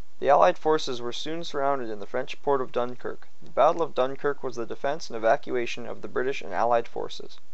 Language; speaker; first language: English; native; English